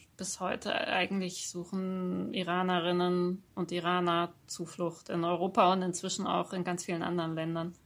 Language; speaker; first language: German; early bilingual, other home language; Persian